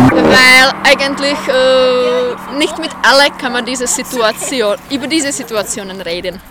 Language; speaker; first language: German; non-native, fluent; Czech